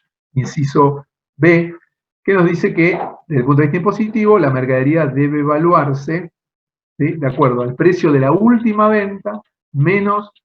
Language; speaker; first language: Spanish; native; Spanish